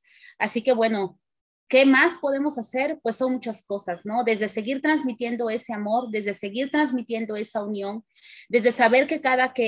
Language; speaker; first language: Spanish; native; Spanish